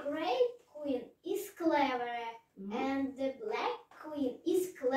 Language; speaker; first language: English; non-native, learner; Russian